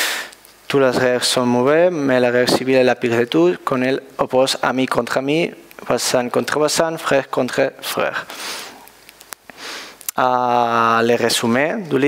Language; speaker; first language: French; non-native, learner; Spanish